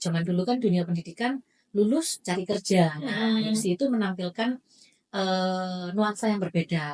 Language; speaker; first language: Indonesian; native; Indonesian